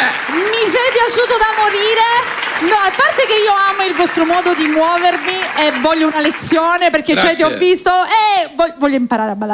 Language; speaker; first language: Italian; native; Italian